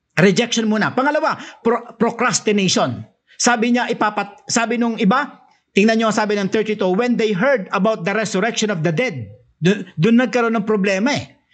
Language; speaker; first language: Filipino; non-native, local second language; Cebuano